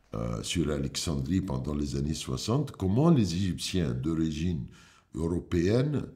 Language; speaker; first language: French; non-native, fluent; Arabic